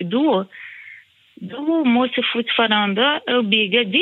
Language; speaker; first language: Swedish; non-native, fluent; Portuguese